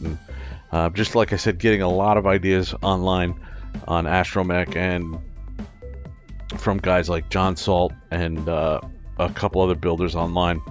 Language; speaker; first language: English; native; English